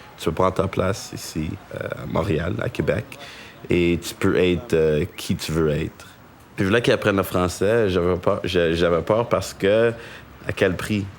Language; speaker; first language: French; early bilingual, other home language; English